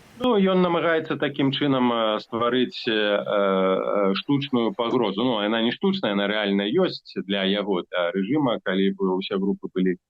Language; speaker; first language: Belarusian; non-native, local second language; Russian